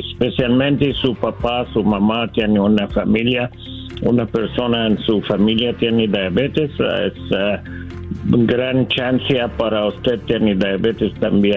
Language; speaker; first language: Spanish; non-native, learner; English